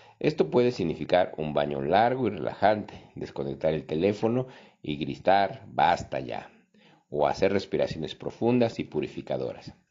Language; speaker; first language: Spanish; native; Spanish